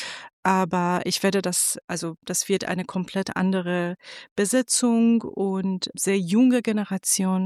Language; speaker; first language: German; non-native, fluent; Persian